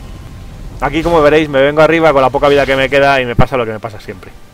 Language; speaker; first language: Spanish; native; Spanish